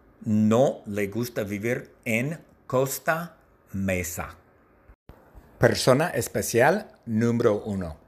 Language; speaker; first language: Spanish; non-native, learner; English